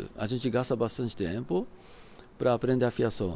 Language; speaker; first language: Portuguese; non-native, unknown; Japanese